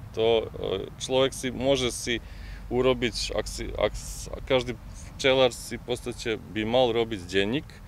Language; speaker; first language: Slovak; native; Slovak